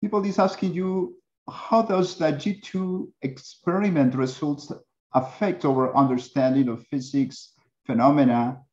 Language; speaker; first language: English; non-native, learner; Spanish